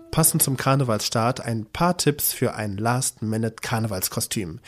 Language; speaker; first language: German; native; German